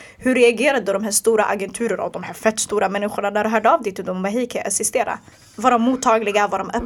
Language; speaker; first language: Swedish; early bilingual, other home language; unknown